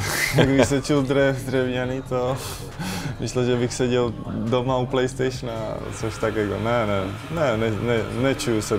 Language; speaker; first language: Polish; non-native, learner; Czech